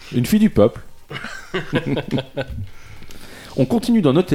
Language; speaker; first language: French; native; French